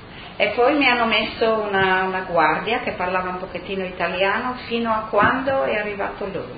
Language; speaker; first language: Italian; non-native, local second language; Friulian